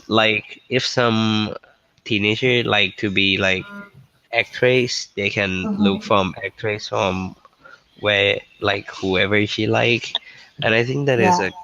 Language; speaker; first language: English; non-native, learner; Thai